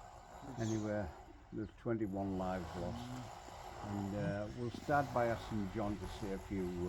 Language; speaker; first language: English; native; English